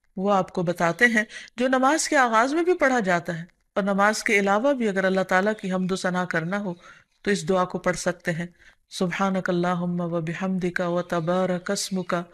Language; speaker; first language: Urdu; native; Urdu